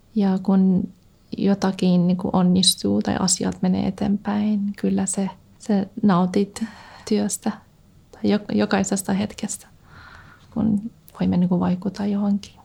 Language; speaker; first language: Finnish; non-native, fluent; Persian